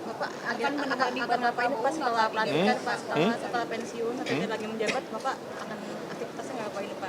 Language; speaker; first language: Indonesian; native; Indonesian